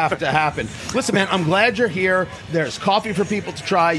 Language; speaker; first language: English; native; English